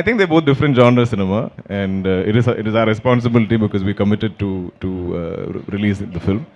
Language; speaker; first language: Telugu; non-native, learner; Malayalam